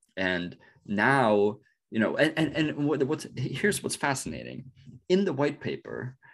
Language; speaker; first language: English; non-native, fluent; Norwegian